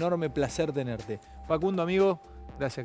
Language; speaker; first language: Spanish; native; Spanish